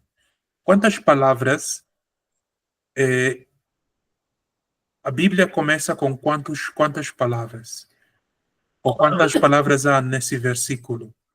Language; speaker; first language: Portuguese; non-native, fluent; Spanish